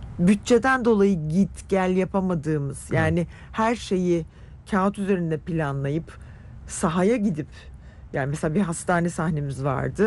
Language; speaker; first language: Turkish; native; Turkish